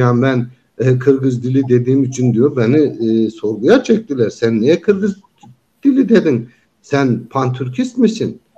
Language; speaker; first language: Turkish; non-native, local second language; Kyrgyz